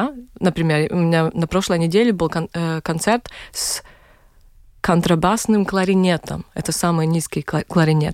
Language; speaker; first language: Russian; non-native, local second language; Latvian